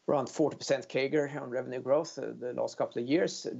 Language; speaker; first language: English; non-native, fluent; Swedish